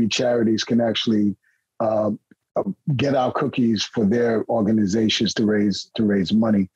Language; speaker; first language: English; native; English